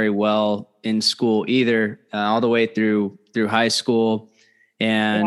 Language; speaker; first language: English; native; English